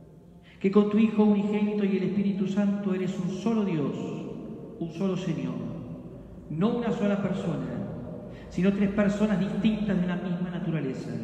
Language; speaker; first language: Spanish; native; Spanish